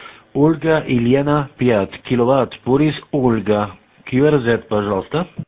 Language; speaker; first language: Russian; non-native, learner; German